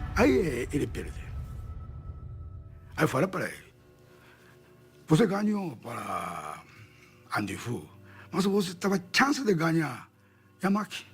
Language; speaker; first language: Portuguese; non-native, learner; Japanese